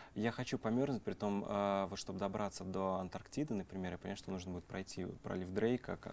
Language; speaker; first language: Russian; native; Russian